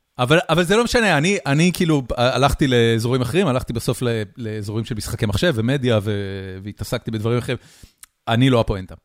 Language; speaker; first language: Hebrew; native; Hebrew